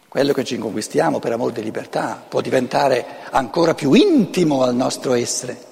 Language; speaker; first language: Italian; non-native, local second language; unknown